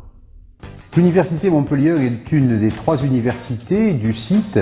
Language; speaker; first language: French; native; French